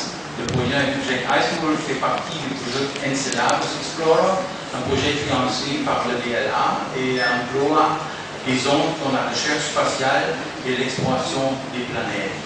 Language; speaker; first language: French; non-native, fluent; German